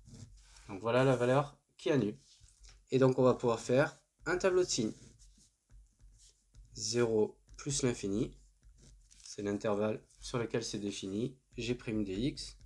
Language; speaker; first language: French; native; French